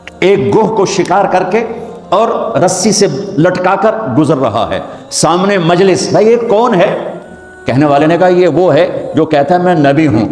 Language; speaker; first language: Urdu; non-native, local second language; Punjabi